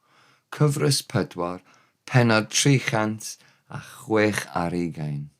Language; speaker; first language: Welsh; non-native, learner; English